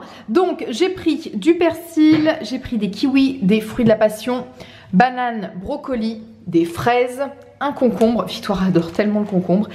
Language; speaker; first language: French; native; French